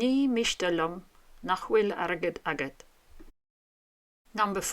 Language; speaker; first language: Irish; non-native, fluent; English